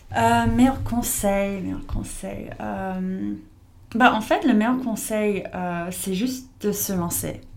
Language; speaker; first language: French; non-native, fluent; English